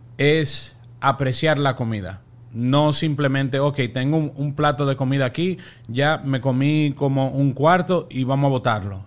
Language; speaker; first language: Spanish; native; Spanish